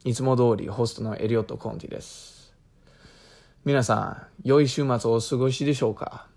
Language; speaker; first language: Japanese; non-native, fluent; English